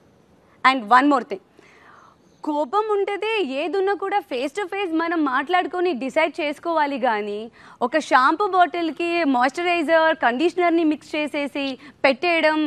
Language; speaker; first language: Telugu; native; Telugu